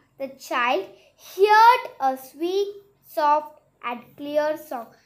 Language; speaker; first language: English; non-native, local second language; Tamil